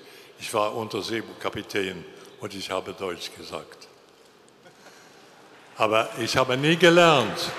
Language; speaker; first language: German; non-native, learner; English